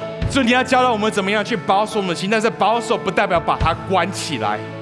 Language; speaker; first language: Chinese; early bilingual, heritage; Chinese